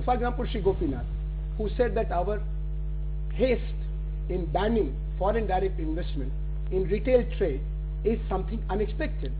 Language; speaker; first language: English; non-native, local second language; Hindi